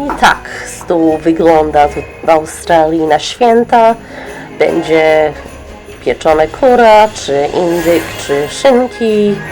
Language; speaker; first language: Polish; early bilingual, heritage; English